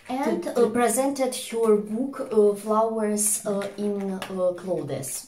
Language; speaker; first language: English; non-native, fluent; Russian